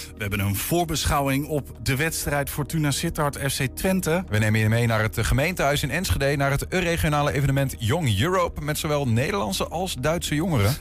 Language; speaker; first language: Dutch; native; Dutch